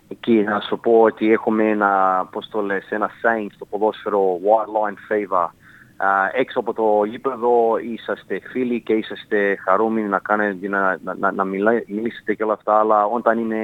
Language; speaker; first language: Greek; early bilingual, heritage; Greek